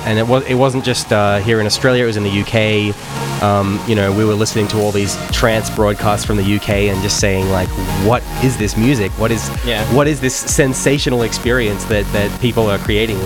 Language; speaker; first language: English; native; English